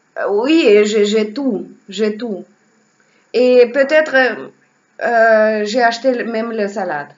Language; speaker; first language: French; non-native, learner; Russian